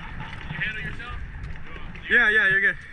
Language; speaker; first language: English; native; English